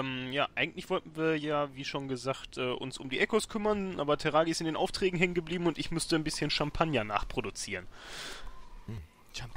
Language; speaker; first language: German; native; German